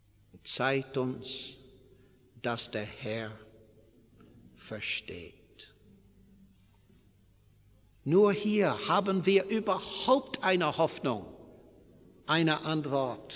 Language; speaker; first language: German; non-native, fluent; English